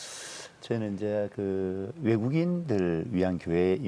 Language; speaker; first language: Korean; native; Korean